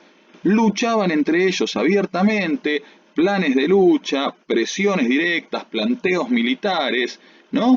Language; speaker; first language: Spanish; native; Spanish